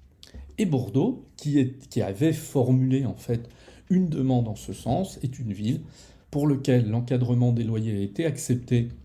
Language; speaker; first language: French; native; French